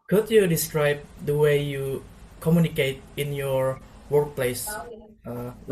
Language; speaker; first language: English; non-native, learner; Indonesian